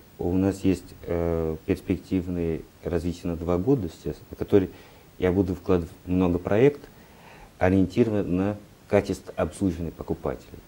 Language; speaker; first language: Russian; non-native, learner; Portuguese